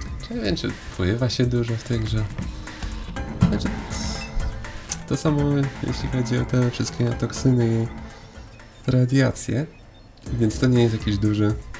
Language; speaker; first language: Polish; native; Polish